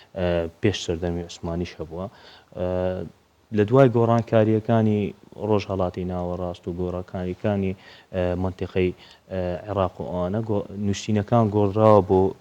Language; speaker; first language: Central Kurdish; non-native, local second language; Azerbaijani